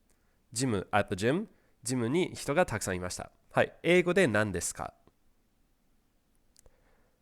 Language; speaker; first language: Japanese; non-native, fluent; English